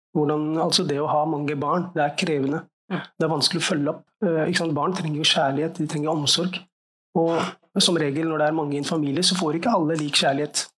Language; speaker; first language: Norwegian; early bilingual, other home language; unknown